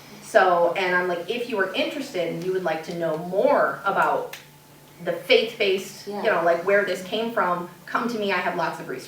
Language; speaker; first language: English; native; English